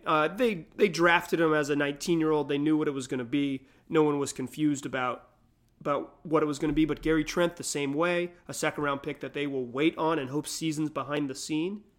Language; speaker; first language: English; native; English